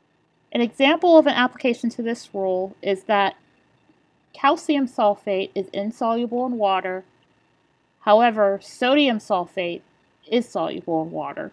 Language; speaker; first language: English; native; English